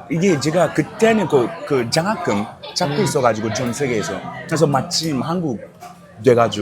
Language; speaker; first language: Korean; non-native, fluent; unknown